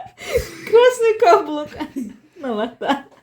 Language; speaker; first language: Russian; non-native, fluent; Azerbaijani